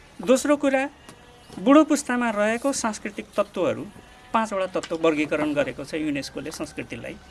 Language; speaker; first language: Nepali; non-native, local second language; Dangaura Tharu